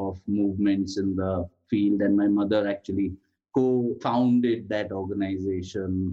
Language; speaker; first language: English; non-native, local second language; Gujarati